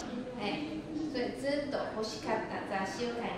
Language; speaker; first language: Japanese; non-native, fluent; Chinese